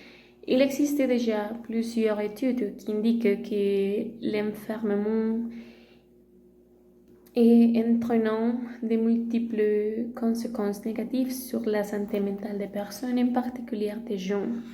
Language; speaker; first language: French; non-native, learner; Spanish